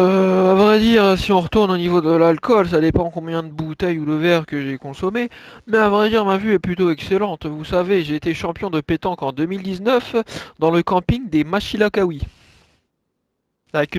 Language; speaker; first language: French; native; French